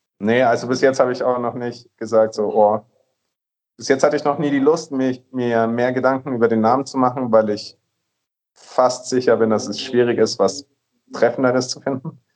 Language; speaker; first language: German; native; German